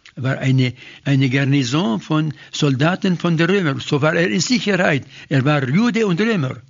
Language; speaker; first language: German; non-native, fluent; Arabic